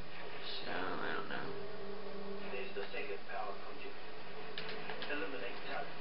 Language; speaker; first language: English; native; English